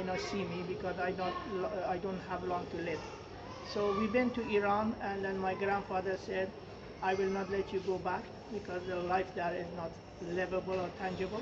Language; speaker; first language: English; non-native, fluent; Persian